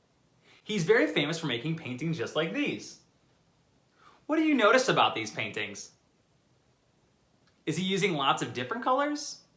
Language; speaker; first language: English; native; English